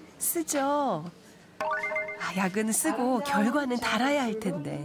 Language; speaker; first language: Korean; native; Korean